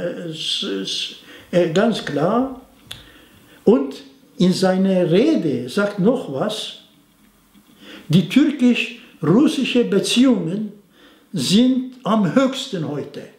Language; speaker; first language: German; non-native, fluent; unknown